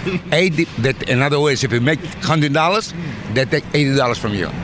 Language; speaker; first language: English; non-native, learner; Greek